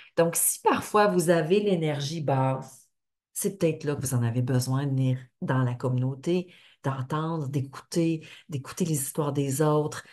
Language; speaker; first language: French; native; French